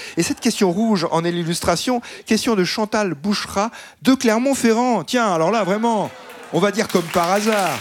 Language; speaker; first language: French; native; French